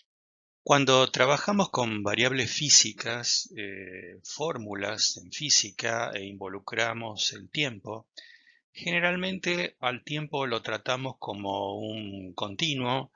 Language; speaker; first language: Spanish; native; Spanish